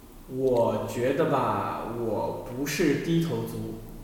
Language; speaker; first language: Chinese; non-native, learner; French